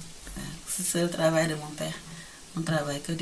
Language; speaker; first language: French; non-native, local second language; Wolof